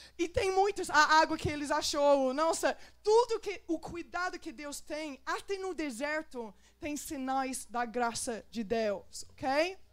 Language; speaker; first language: Portuguese; non-native, fluent; English